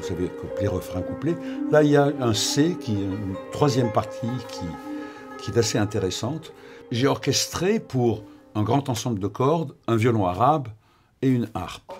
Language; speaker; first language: French; non-native, local second language; Arabic